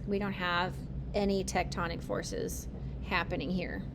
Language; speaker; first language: English; native; English